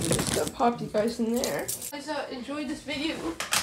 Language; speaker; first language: English; native; English